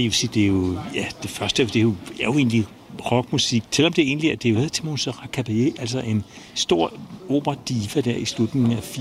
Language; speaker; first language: Danish; native; Danish